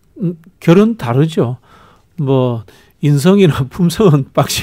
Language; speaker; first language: Korean; native; Korean